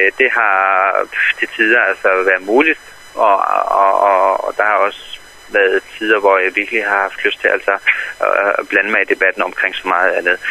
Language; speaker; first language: Danish; non-native, fluent; Arabic